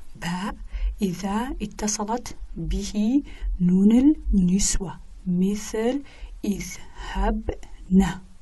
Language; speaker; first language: Arabic; non-native, local second language; Kurdish